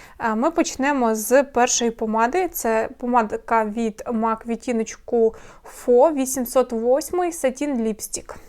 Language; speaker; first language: Ukrainian; non-native, local second language; Russian